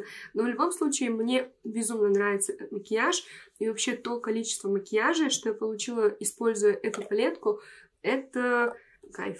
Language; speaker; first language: Russian; native; Russian